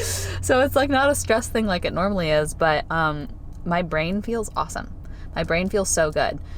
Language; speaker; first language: English; native; English